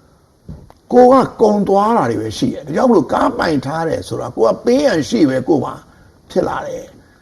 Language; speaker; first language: Burmese; native; Burmese